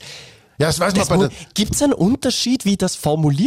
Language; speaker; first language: German; native; German